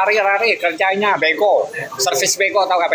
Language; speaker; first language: Indonesian; non-native, learner; Vietnamese